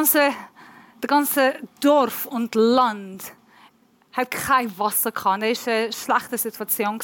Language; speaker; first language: German; non-native, learner; Persian